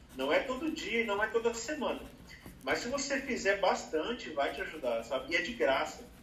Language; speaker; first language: Portuguese; native; Portuguese